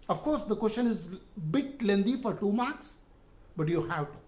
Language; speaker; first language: English; non-native, local second language; Kannada